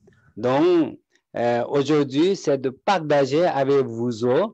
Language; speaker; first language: French; non-native, learner; Tibetan